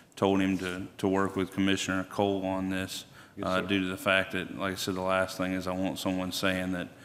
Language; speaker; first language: English; native; English